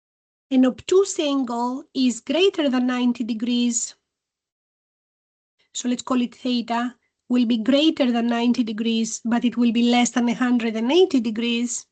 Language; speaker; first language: English; non-native, fluent; Greek